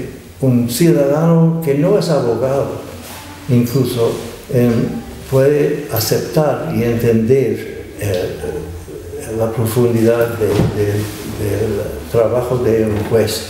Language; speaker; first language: Spanish; non-native, fluent; English